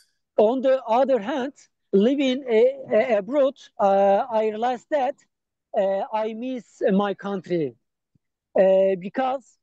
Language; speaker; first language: English; non-native, learner; Turkish